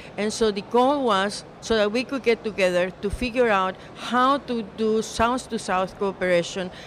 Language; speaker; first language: English; non-native, fluent; Spanish